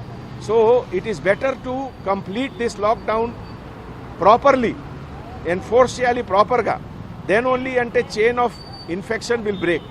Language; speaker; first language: Telugu; non-native, fluent; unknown